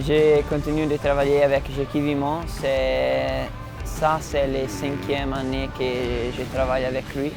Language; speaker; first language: French; non-native, fluent; Italian